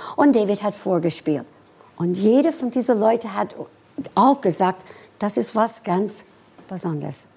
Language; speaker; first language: German; non-native, fluent; English